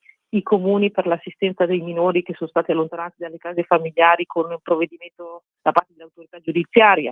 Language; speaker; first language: Italian; native; Italian